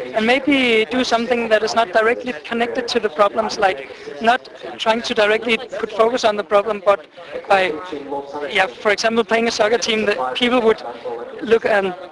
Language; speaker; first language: English; non-native, fluent; Danish